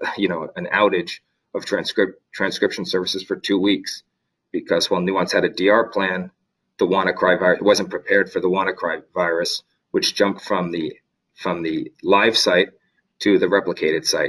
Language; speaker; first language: English; native; English